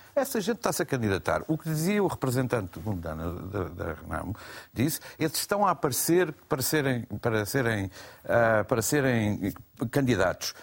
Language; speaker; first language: Portuguese; native; Portuguese